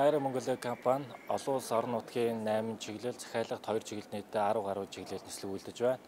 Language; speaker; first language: Mongolian; native; Mongolian